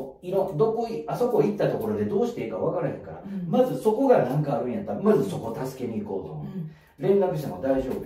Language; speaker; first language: Japanese; native; Japanese